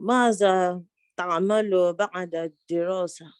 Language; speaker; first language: Arabic; non-native, learner; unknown